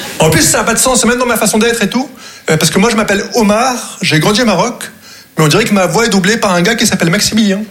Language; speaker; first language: French; non-native, local second language; Arabic